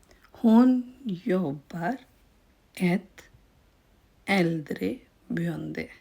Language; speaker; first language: Swedish; non-native, fluent; Urdu